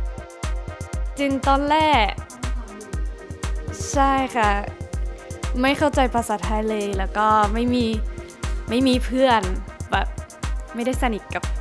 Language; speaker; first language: Thai; non-native, learner; Japanese